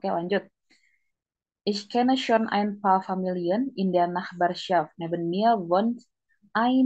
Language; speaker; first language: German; non-native, fluent; Indonesian